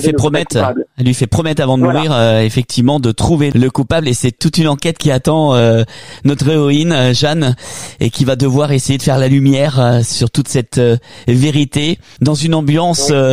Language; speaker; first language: French; native; French